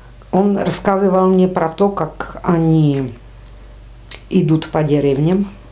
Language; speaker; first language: Russian; non-native, fluent; Czech